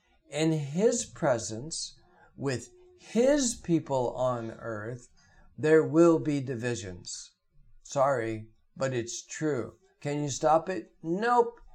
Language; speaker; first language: English; native; English